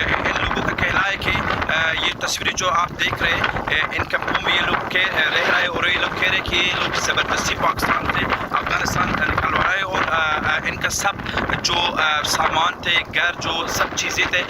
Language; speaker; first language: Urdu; non-native, fluent; Pashto